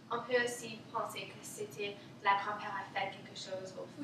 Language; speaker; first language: French; non-native, local second language; English